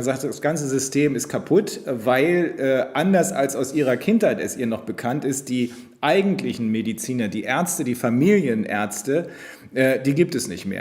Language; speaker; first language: German; native; German